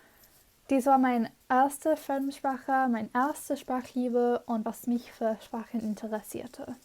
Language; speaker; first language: German; non-native, fluent; English